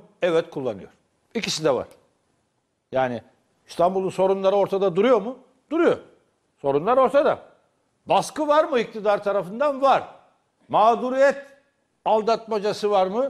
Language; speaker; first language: Turkish; native; Turkish